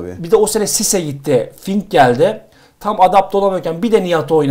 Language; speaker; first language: Turkish; native; Turkish